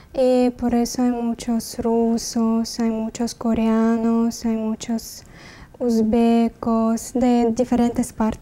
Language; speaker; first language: Spanish; non-native, learner; Russian